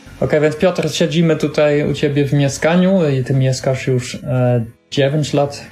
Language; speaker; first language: Polish; non-native, learner; Dutch